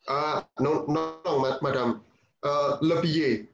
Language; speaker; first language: French; non-native, learner; Indonesian